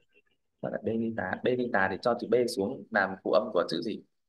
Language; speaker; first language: Vietnamese; native; Vietnamese